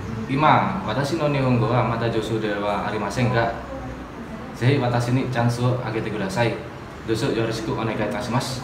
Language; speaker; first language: Japanese; non-native, learner; Indonesian